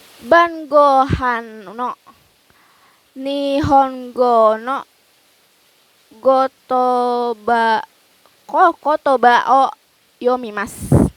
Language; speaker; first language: Japanese; non-native, learner; Indonesian